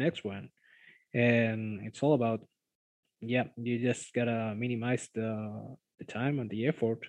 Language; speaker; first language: English; non-native, fluent; Spanish